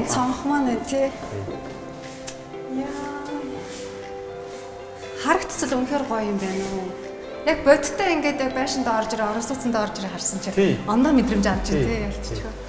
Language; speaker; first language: Mongolian; native; Mongolian